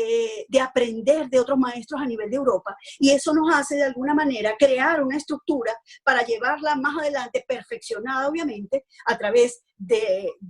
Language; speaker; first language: Spanish; native; Spanish